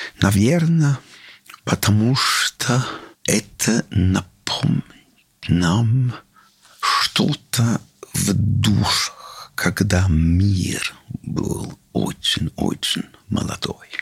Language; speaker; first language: Russian; non-native, learner; English